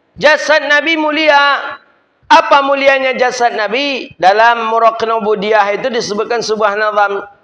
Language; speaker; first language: Malay; non-native, local second language; Minangkabau